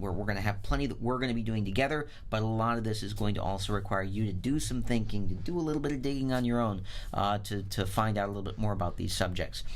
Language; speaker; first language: English; native; English